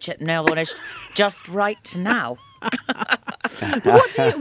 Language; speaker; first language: English; native; English